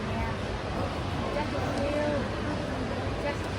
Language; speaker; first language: English; non-native, learner; Thai